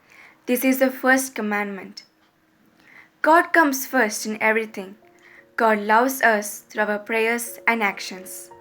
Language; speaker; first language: English; non-native, local second language; Malayalam